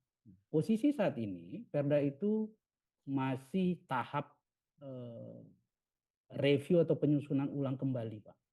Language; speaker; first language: Indonesian; native; Indonesian